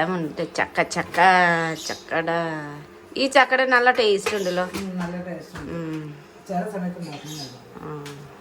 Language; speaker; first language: Malayalam; non-native, learner; Nepali